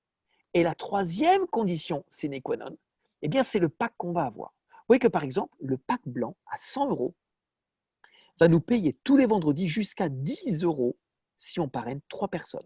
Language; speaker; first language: French; native; French